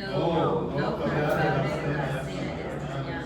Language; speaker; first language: Spanish; non-native, learner; English